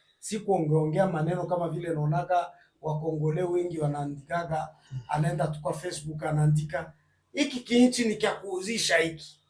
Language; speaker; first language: Swahili; native; Swahili